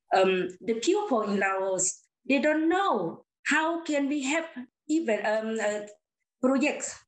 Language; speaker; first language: English; non-native, learner; Lao